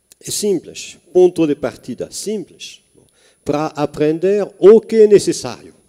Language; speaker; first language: Portuguese; non-native, fluent; French